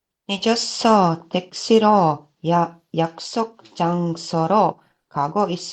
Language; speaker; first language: Korean; non-native, learner; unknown